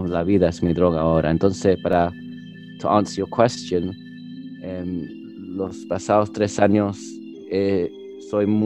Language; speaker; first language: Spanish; early bilingual, heritage; English